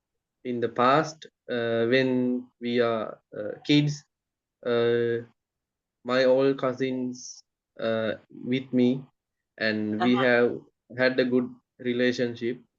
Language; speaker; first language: English; non-native, learner; Sinhala